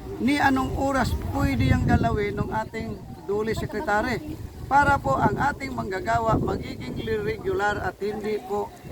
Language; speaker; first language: Filipino; non-native, local second language; Hiligaynon